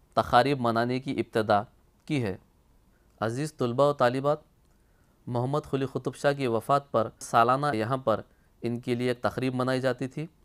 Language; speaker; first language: Urdu; native; Urdu